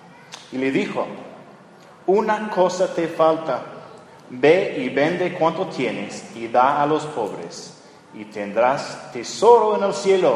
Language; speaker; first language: Spanish; non-native, fluent; English